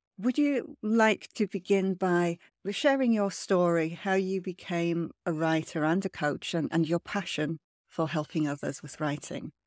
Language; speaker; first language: English; native; English